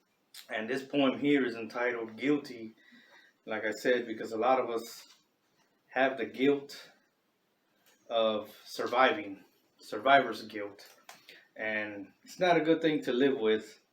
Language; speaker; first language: English; native; English